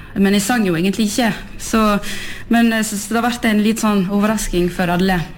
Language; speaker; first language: Norwegian; early bilingual, heritage; French